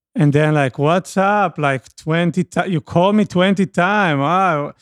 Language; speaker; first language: English; non-native, learner; Hebrew